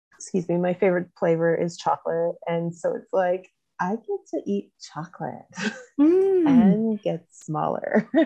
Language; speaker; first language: English; native; English